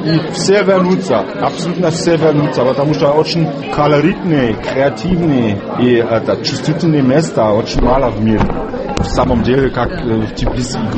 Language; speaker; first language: Russian; non-native, fluent; German